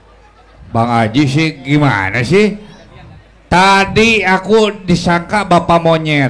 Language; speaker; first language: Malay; non-native, local second language; Sundanese